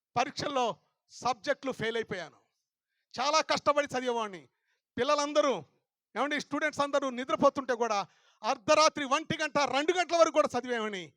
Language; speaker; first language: Telugu; non-native, local second language; Lambadi